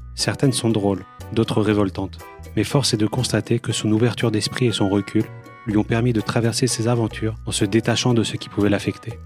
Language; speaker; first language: French; native; French